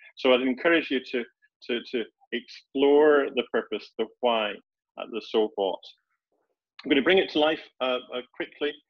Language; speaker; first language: English; native; English